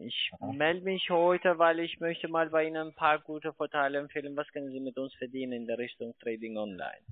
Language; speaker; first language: German; non-native, fluent; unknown